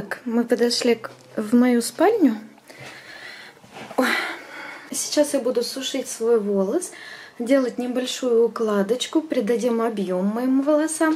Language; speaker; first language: Russian; native; Russian